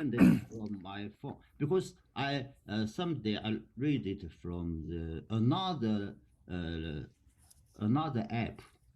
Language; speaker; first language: English; non-native, learner; Chinese